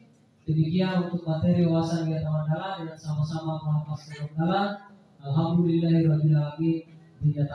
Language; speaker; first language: Indonesian; native; Indonesian